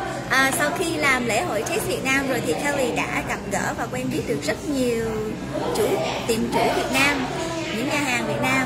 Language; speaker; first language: Vietnamese; early bilingual, heritage; Vietnamese